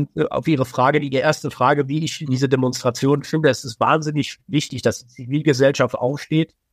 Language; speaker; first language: German; early bilingual, other home language; Persian